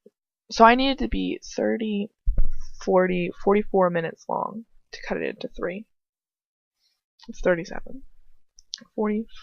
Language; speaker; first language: English; native; English